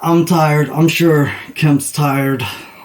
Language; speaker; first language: English; native; English